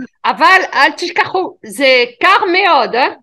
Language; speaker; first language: Hebrew; non-native, learner; French